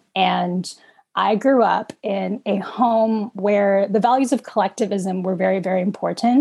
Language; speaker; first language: English; native; English